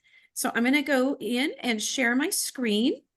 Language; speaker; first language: English; native; English